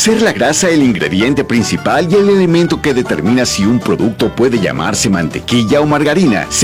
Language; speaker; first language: Spanish; native; Spanish